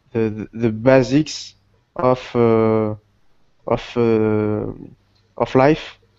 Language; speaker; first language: English; non-native, learner; Portuguese